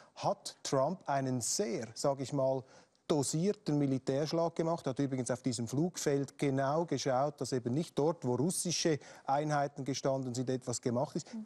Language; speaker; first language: German; native; German